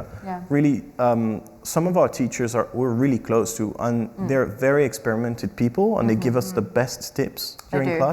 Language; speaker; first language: English; non-native, fluent; French